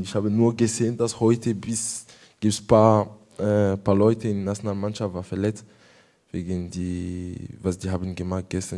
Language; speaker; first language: German; non-native, learner; French